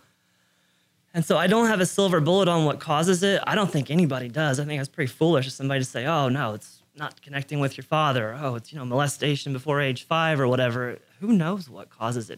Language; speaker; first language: English; native; English